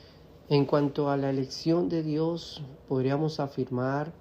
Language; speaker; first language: Spanish; native; Spanish